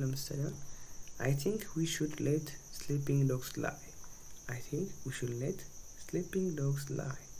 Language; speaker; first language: English; non-native, fluent; Amharic